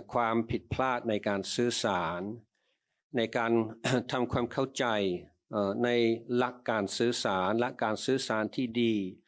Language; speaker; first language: Thai; non-native, fluent; English